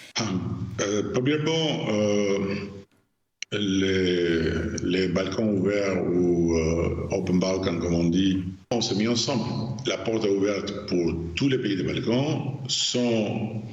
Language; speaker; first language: French; non-native, fluent; Albanian